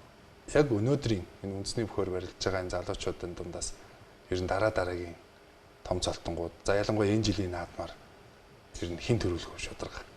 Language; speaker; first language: Mongolian; native; Mongolian